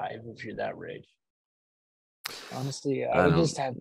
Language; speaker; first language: English; native; English